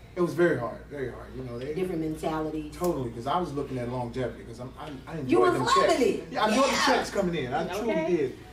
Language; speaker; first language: English; native; English